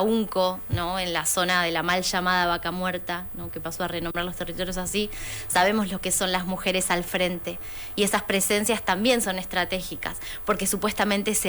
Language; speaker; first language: Spanish; native; Spanish